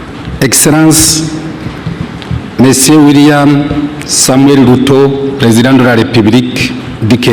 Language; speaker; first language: French; non-native, local second language; Rundi